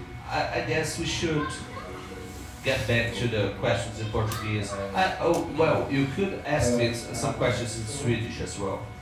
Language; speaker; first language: English; non-native, fluent; Portuguese